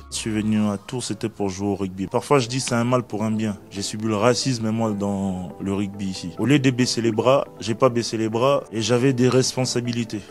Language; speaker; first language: French; non-native, local second language; Lingala